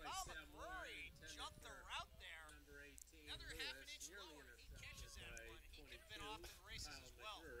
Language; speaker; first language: English; native; English